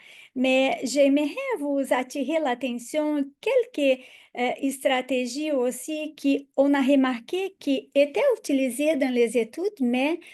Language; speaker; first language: French; non-native, fluent; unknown